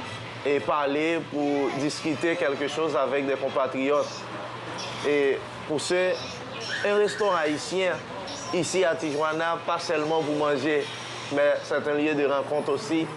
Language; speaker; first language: French; non-native, local second language; Haitian Creole